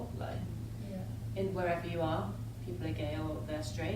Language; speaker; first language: English; native; English